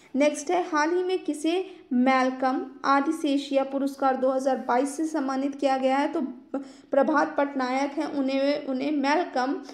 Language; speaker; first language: Hindi; native; Hindi